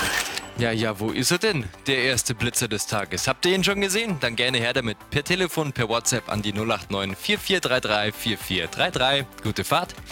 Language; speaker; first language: German; native; German